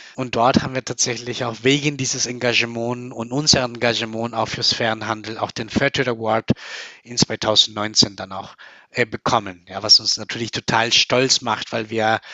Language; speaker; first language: German; non-native, fluent; Spanish